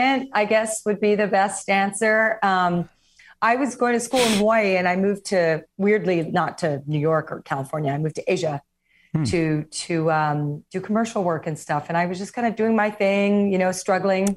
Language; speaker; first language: English; native; English